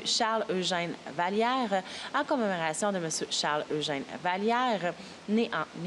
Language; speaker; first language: French; native; French